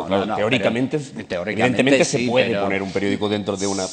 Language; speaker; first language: Spanish; native; Spanish